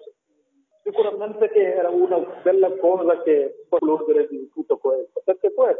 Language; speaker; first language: Italian; non-native, learner; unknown